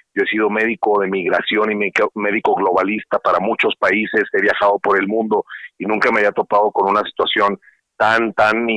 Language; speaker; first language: Spanish; native; Spanish